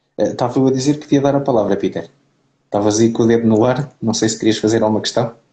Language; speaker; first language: Portuguese; native; Portuguese